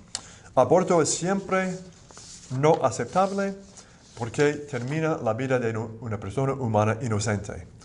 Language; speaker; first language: Spanish; non-native, fluent; English